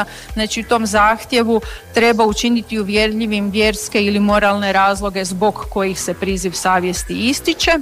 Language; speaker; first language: Serbian; native; Serbian